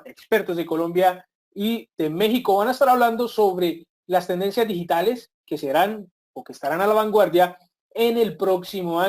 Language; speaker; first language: Spanish; native; Spanish